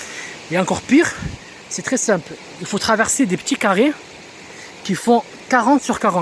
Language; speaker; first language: French; native; French